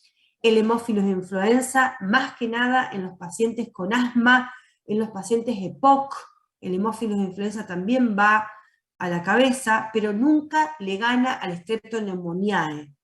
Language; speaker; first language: Spanish; native; Spanish